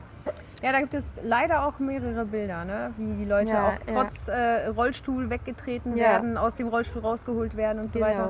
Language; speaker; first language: German; native; German